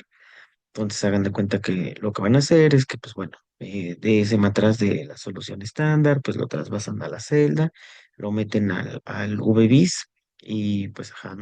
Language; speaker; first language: Spanish; native; Spanish